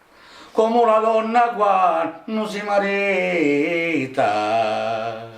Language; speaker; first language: Italian; non-native, local second language; Sicilian